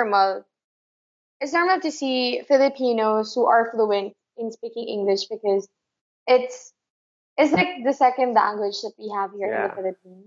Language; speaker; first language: English; non-native, local second language; Filipino